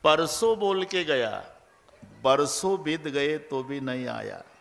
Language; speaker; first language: Hindi; non-native, local second language; Marathi